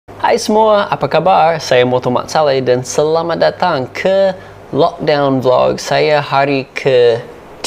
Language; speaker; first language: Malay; non-native, fluent; English